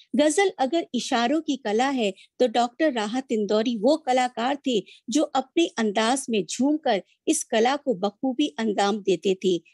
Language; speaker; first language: Hindi; native; Hindi